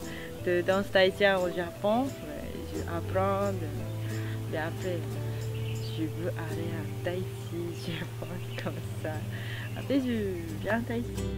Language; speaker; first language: French; non-native, learner; Japanese